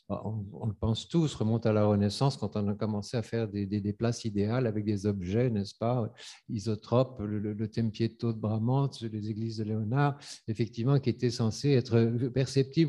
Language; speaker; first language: French; native; French